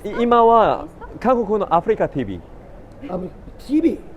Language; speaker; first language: Japanese; non-native, learner; Korean